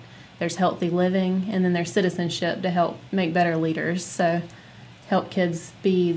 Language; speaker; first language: English; native; English